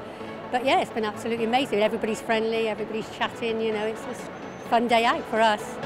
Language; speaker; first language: English; native; English